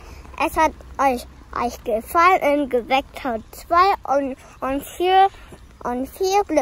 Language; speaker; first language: German; early bilingual, other home language; Indonesian